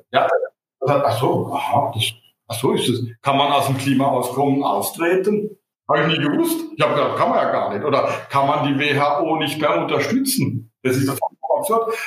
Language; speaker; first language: German; native; German